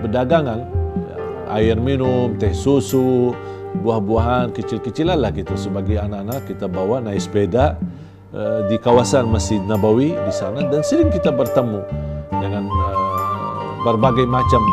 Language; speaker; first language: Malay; non-native, fluent; Arabic